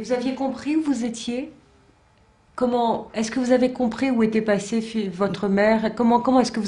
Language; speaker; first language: French; native; French